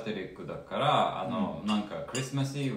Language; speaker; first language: Japanese; non-native, fluent; Lithuanian